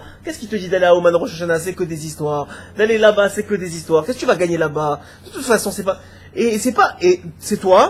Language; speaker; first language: French; native; French